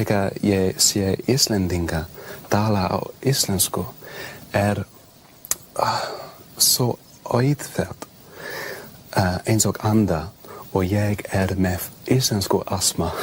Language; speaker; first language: Icelandic; non-native, learner; English